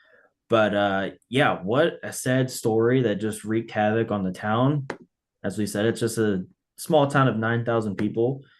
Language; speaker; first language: English; native; English